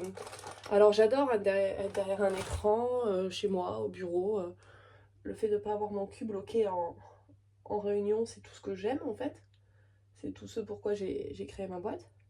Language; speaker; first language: French; native; French